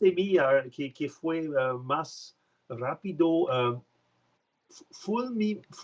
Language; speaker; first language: Spanish; non-native, learner; French